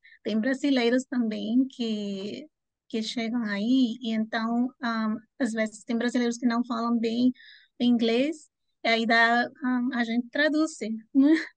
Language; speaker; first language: Portuguese; non-native, fluent; Spanish